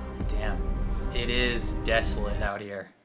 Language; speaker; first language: English; native; English